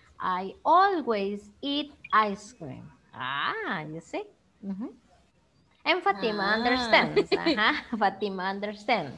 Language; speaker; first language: English; non-native, fluent; Spanish